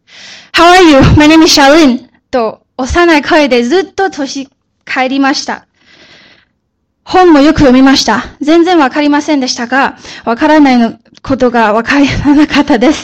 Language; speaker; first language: Japanese; early bilingual, other home language; Chinese